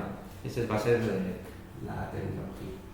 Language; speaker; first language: Spanish; native; Spanish